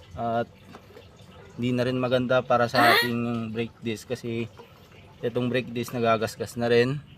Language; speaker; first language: Filipino; native; Filipino